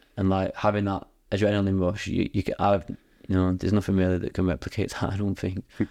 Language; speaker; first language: English; native; English